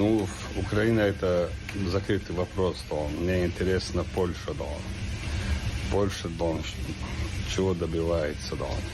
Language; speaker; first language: Russian; non-native, local second language; Chechen